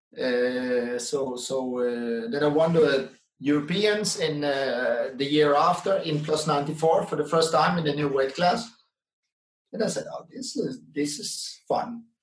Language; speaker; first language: English; non-native, fluent; Dutch